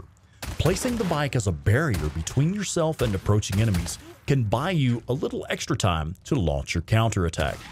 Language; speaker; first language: English; native; English